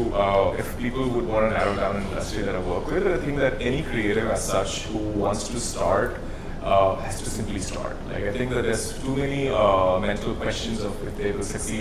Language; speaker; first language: English; non-native, local second language; Hindi